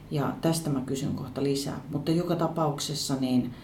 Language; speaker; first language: Finnish; native; Finnish